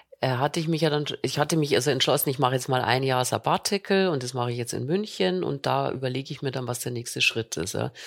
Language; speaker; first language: German; native; German